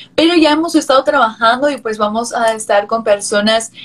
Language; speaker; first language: Spanish; early bilingual, heritage; Spanish